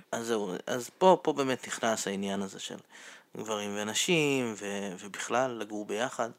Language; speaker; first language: Hebrew; non-native, fluent; Russian